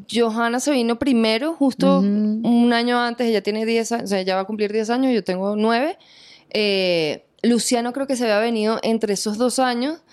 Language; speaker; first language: Spanish; native; Spanish